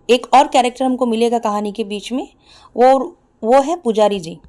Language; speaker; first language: Hindi; non-native, local second language; Assamese